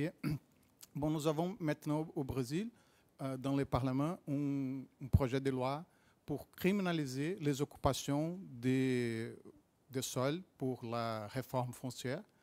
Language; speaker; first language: French; non-native, learner; Portuguese